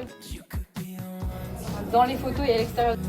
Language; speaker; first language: French; native; French